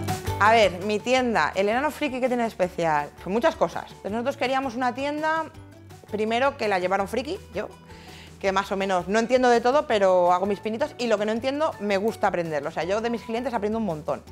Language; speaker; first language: Spanish; native; Spanish